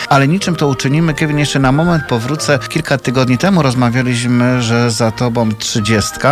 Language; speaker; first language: Polish; native; Polish